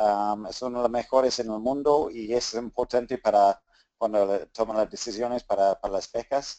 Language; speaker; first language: Spanish; non-native, fluent; English